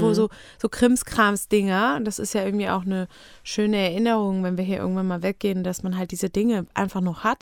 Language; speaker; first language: German; native; German